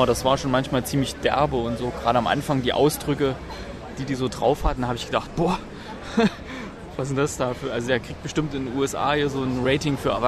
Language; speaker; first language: German; native; German